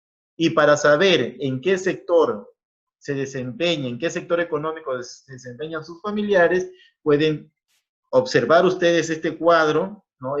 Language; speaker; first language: Spanish; native; Spanish